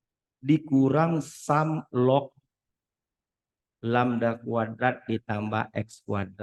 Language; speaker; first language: Indonesian; native; Indonesian